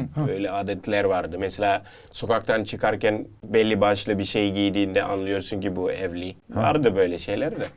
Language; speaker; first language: Turkish; native; Turkish